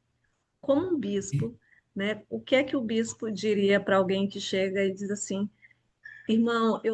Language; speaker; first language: Portuguese; native; Portuguese